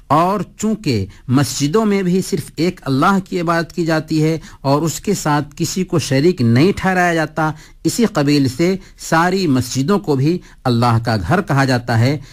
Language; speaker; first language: Urdu; native; Urdu